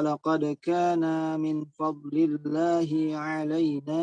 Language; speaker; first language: Arabic; non-native, learner; Indonesian